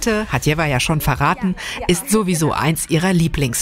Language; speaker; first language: German; native; German